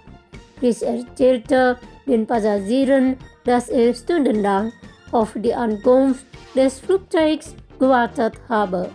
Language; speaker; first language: German; non-native, fluent; Indonesian